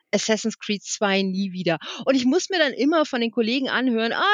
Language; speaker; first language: German; native; German